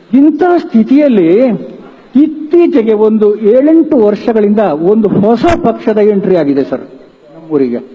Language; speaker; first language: Kannada; non-native, local second language; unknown